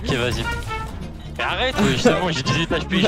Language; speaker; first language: French; native; French